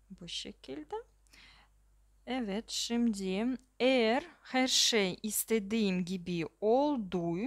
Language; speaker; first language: Turkish; non-native, learner; Russian